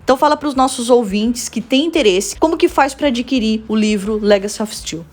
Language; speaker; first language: Portuguese; native; Portuguese